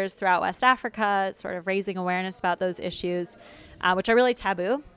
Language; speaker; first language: English; native; English